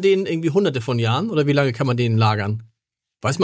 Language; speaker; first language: German; native; German